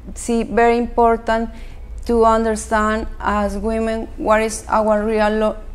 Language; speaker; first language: English; non-native, fluent; Spanish